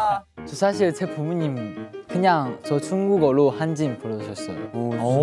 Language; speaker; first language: Korean; non-native, learner; Chinese